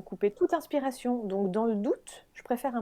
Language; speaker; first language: French; native; French